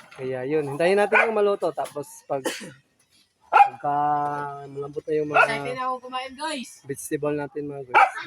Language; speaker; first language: Filipino; non-native, local second language; Cebuano